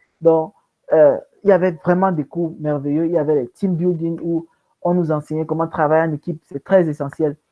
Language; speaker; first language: French; non-native, local second language; English